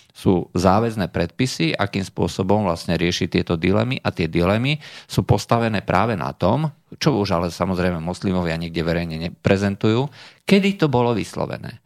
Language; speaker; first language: Slovak; native; Slovak